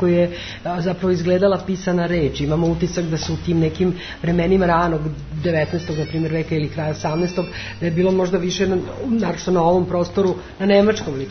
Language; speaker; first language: Serbian; native; Serbian